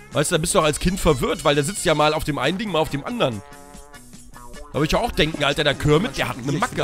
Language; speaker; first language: German; native; German